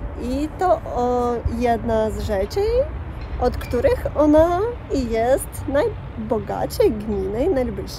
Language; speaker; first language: Polish; non-native, learner; Russian